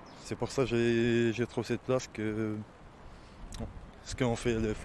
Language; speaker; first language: French; non-native, learner; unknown